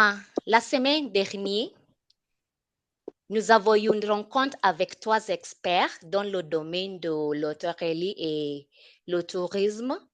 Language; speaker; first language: French; non-native, fluent; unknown